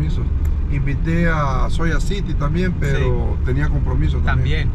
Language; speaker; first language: Spanish; native; Spanish